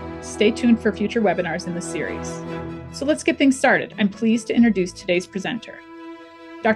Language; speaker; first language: English; native; English